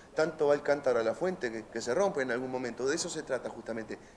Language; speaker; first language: Spanish; native; Spanish